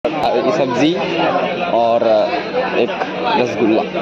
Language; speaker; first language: Hindi; non-native, local second language; Bangla